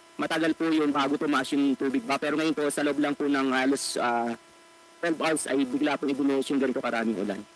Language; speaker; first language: Filipino; native; Filipino